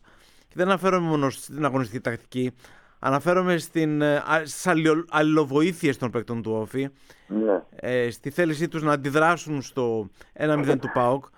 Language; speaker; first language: Greek; native; Greek